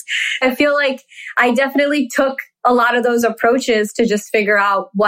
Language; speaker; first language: English; early bilingual, other home language; Hindi